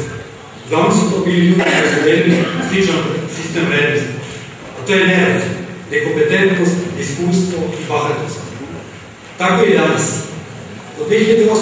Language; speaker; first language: Serbian; native; Serbian